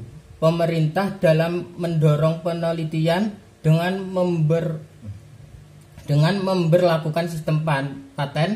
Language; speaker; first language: Indonesian; native; Indonesian